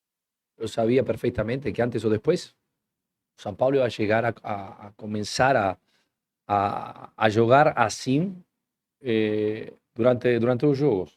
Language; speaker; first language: Portuguese; non-native, learner; Spanish